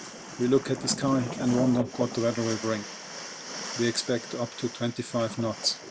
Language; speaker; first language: English; non-native, fluent; German